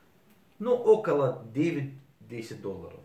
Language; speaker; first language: Russian; early bilingual, heritage; Arabic